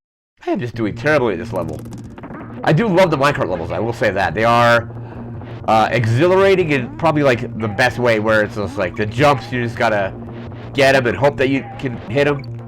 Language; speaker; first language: English; native; English